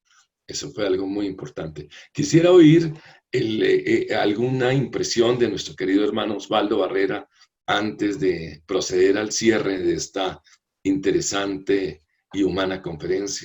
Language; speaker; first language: Spanish; native; Spanish